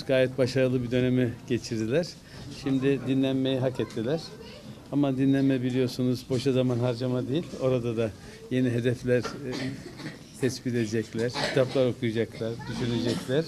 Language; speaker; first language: Turkish; native; Turkish